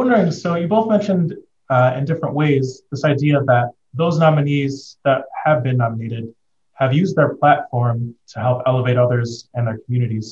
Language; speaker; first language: English; native; English